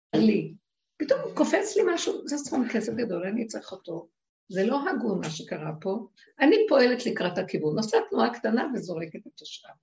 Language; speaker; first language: Hebrew; native; Hebrew